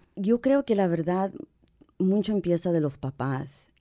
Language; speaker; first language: Spanish; early bilingual, heritage; Spanish